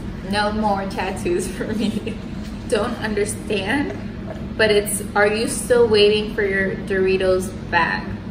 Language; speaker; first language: English; early bilingual, other home language; Spanish